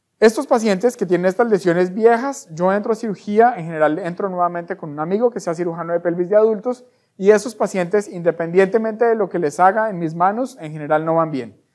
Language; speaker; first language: Spanish; native; Spanish